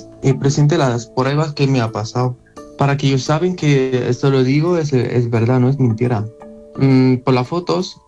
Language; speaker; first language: Spanish; non-native, learner; Arabic